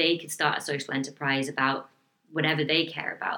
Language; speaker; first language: English; native; English